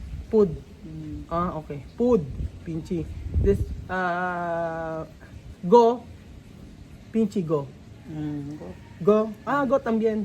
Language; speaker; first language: English; non-native, learner; Filipino